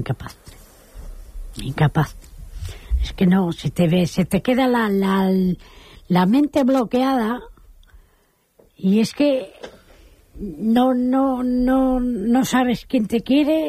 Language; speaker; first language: Spanish; native; Spanish